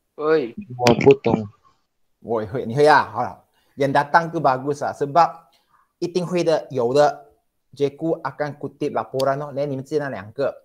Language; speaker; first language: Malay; non-native, local second language; Chinese